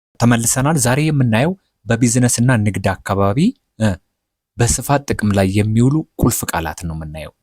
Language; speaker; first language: Amharic; non-native, local second language; Oromo